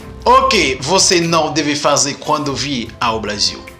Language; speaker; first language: Portuguese; non-native, learner; Haitian Creole